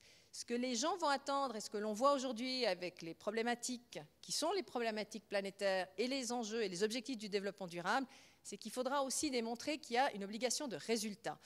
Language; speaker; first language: French; native; French